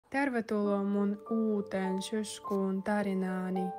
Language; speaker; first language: Finnish; non-native, learner; Russian